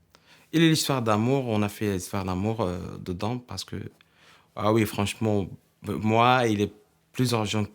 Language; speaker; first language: French; non-native, learner; Arabic